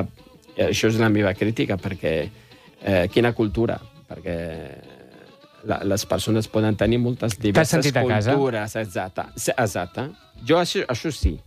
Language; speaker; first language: Catalan; non-native, fluent; Riffian